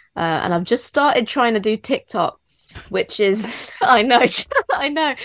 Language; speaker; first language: English; native; English